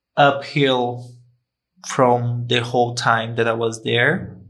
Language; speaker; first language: English; non-native, fluent; Portuguese